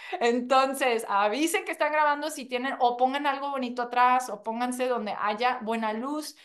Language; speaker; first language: Spanish; non-native, fluent; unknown